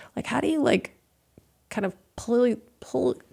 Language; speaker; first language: English; native; English